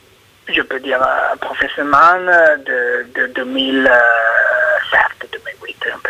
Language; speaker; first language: French; non-native, learner; Italian